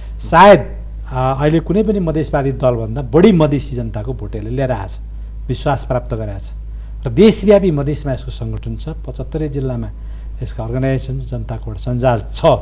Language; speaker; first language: Nepali; native; Nepali